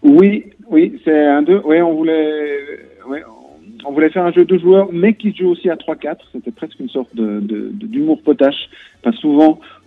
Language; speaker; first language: French; native; French